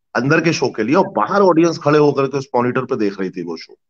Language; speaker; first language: Hindi; native; Hindi